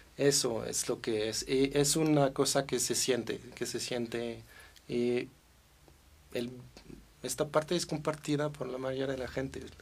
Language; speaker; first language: Spanish; non-native, fluent; French